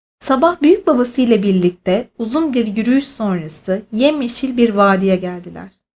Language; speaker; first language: Turkish; native; Turkish